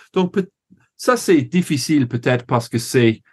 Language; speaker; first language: French; non-native, learner; English